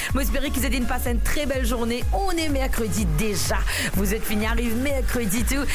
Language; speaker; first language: French; non-native, local second language; Morisyen